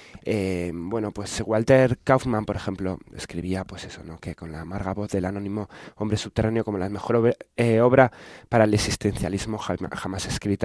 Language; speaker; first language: Spanish; native; Spanish